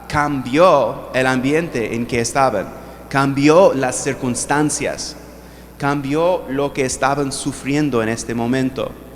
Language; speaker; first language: Spanish; non-native, fluent; English